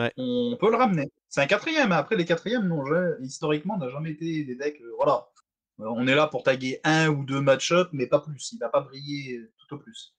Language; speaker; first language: French; native; French